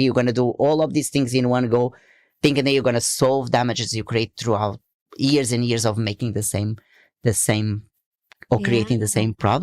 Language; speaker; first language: English; non-native, fluent; Portuguese